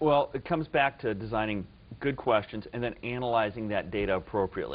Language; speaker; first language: English; native; English